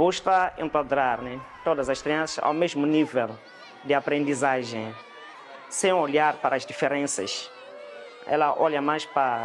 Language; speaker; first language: Portuguese; non-native, local second language; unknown